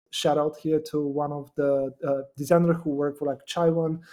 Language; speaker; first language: English; non-native, fluent; Bulgarian